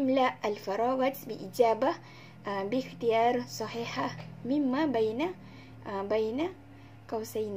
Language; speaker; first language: Arabic; non-native, learner; Malay